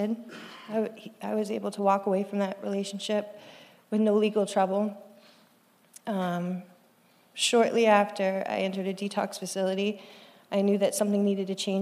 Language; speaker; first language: English; native; English